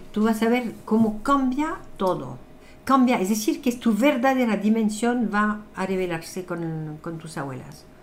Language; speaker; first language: Spanish; non-native, fluent; French